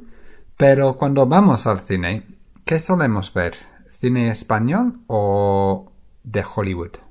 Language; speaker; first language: Spanish; non-native, fluent; English